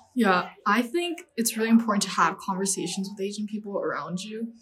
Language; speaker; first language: English; non-native, fluent; Chinese